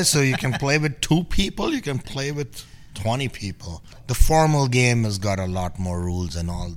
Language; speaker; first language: English; non-native, local second language; Punjabi